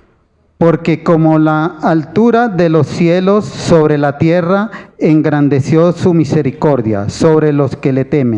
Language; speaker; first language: Spanish; native; Spanish